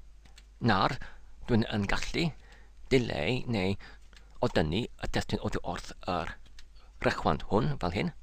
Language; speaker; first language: Welsh; non-native, learner; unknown